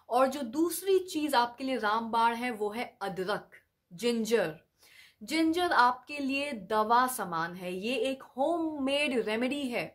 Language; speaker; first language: Hindi; native; Hindi